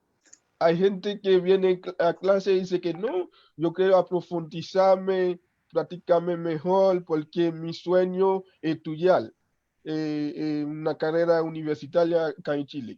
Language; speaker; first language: Spanish; non-native, local second language; Haitian Creole